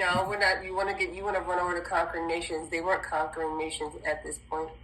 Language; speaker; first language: English; native; English